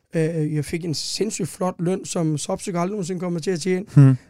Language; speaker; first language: Danish; early bilingual, other home language; Turkish